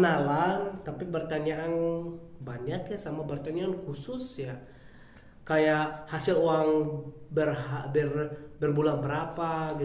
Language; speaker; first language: Indonesian; non-native, learner; Arabic